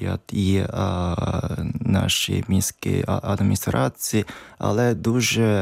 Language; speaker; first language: Ukrainian; non-native, learner; Japanese